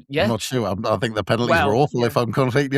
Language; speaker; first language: English; native; English